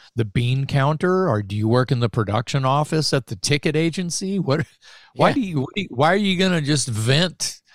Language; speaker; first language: English; native; English